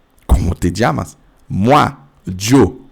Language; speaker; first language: Spanish; non-native, fluent; French